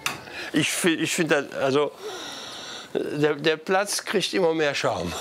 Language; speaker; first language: German; native; German